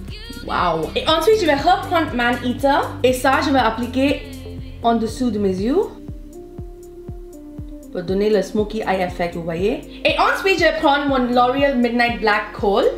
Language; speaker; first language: French; non-native, fluent; Hindi